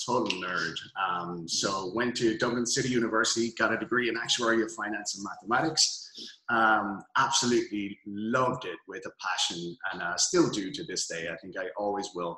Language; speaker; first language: English; native; English